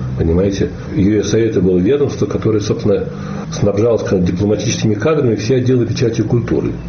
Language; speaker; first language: Russian; native; Russian